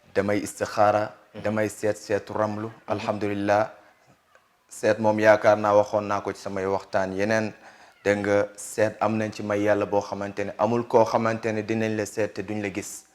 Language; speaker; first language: Wolof; non-native, local second language; Fula